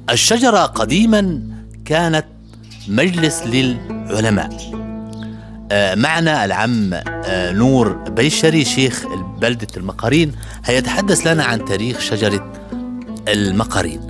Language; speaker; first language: Arabic; native; Arabic